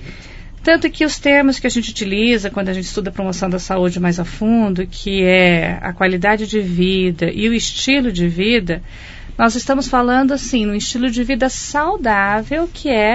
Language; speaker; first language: Portuguese; native; Portuguese